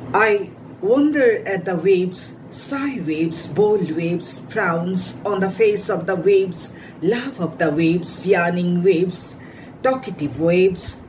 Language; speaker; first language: Hindi; non-native, local second language; Assamese